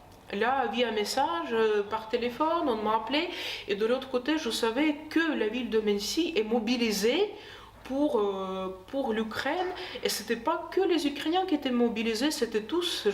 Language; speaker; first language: French; non-native, fluent; Ukrainian